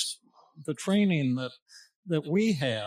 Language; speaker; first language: English; native; English